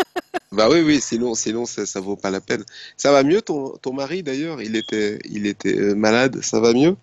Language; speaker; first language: French; native; French